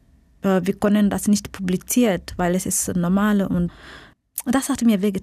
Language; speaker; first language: German; non-native, fluent; Swahili